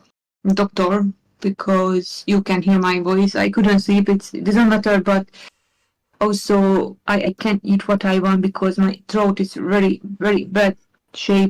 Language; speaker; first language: English; non-native, learner; Hungarian